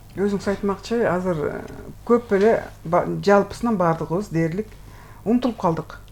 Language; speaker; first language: Kyrgyz; non-native, local second language; Russian